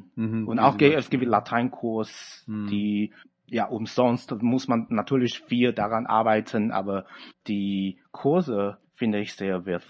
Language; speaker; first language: German; non-native, fluent; Chinese